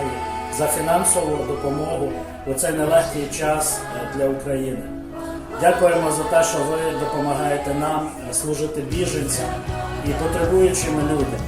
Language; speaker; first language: Ukrainian; native; Ukrainian